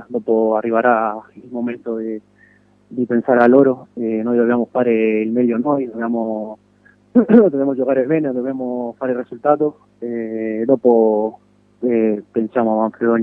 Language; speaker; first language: Italian; non-native, fluent; Spanish